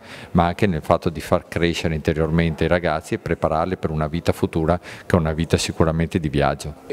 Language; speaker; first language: Italian; native; Italian